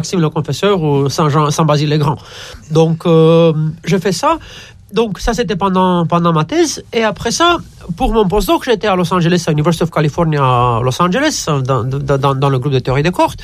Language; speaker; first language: French; non-native, fluent; Romanian